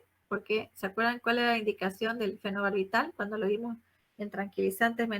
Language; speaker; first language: Spanish; native; Spanish